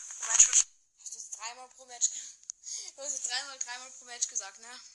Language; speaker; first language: German; native; German